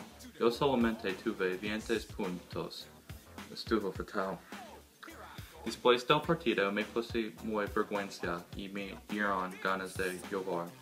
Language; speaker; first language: Spanish; non-native, learner; English